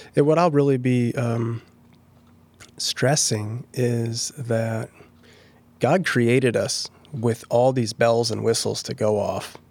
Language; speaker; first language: English; native; English